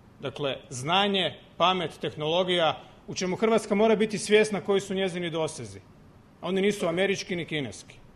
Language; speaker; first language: Croatian; native; Croatian